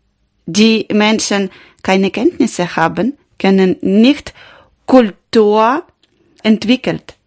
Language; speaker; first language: German; non-native, learner; Ukrainian